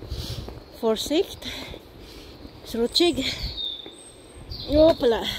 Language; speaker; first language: German; non-native, learner; Filipino